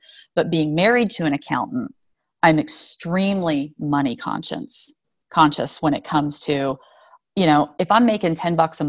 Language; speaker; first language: English; native; English